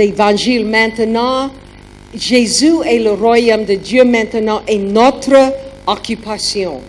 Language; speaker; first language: French; non-native, learner; German